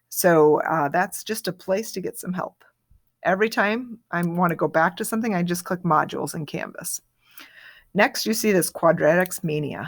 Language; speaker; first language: English; native; English